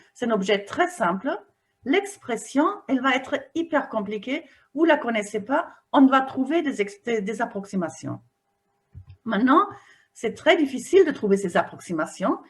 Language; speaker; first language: French; non-native, fluent; German